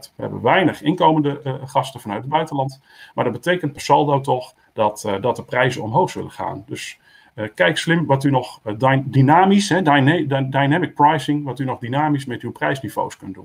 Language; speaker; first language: Dutch; native; Dutch